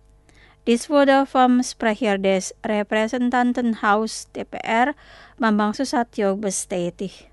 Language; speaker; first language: German; non-native, fluent; Indonesian